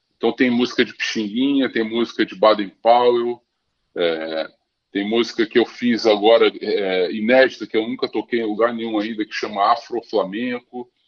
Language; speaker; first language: Portuguese; native; Portuguese